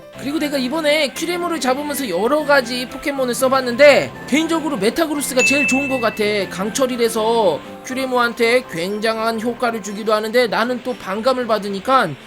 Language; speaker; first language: Korean; native; Korean